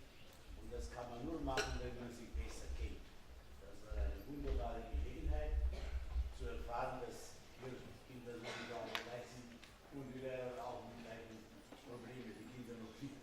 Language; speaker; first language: German; non-native, fluent; Slovenian